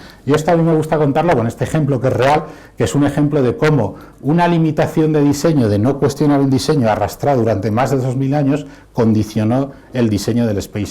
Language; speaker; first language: Spanish; native; Spanish